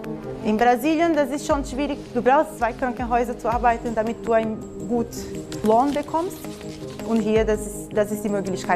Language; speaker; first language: German; non-native, fluent; Portuguese